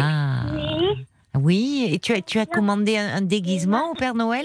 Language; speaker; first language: French; native; French